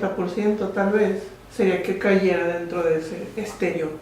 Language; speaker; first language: Spanish; native; Spanish